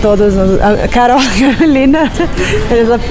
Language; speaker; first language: Spanish; non-native, learner; Portuguese